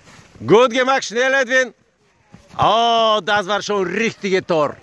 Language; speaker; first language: German; non-native, learner; Bulgarian